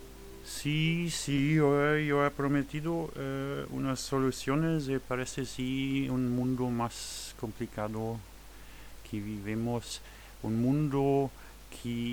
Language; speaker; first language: Spanish; non-native, fluent; German